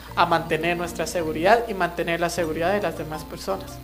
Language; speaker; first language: Spanish; non-native, local second language; Kaqchikel